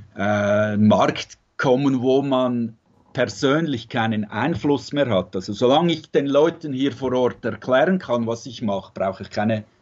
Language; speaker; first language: German; native; German